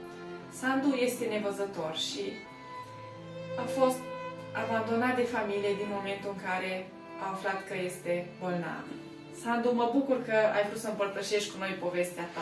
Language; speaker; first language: Romanian; native; Romanian